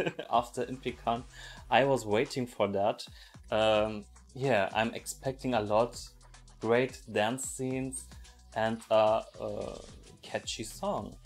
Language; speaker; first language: English; non-native, fluent; German